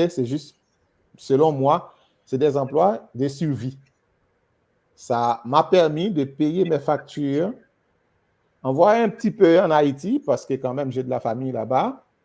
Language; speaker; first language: French; non-native, local second language; Haitian Creole